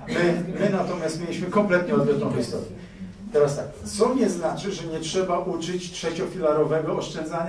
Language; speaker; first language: Polish; native; Polish